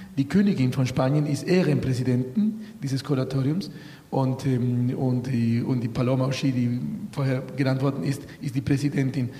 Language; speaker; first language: German; non-native, fluent; Spanish